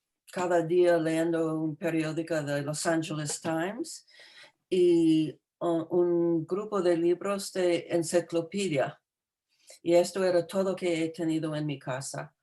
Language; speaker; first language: Spanish; non-native, fluent; English